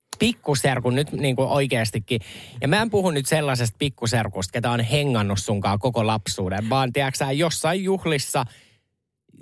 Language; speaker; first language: Finnish; native; Finnish